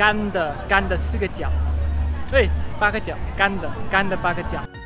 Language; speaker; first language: Chinese; non-native, learner; Thai